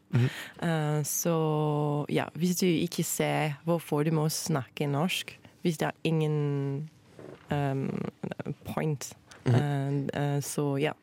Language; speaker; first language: Norwegian; non-native, learner; English